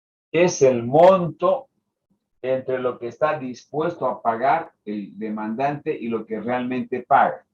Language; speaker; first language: Spanish; native; Spanish